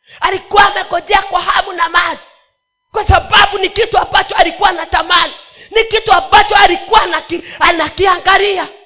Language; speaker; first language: Swahili; non-native, local second language; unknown